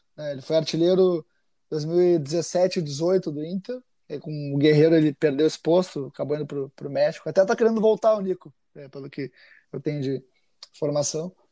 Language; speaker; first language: Portuguese; native; Portuguese